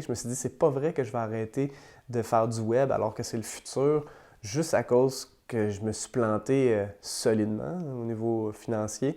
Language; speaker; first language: French; native; French